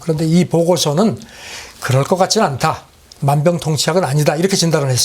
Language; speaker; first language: Korean; native; Korean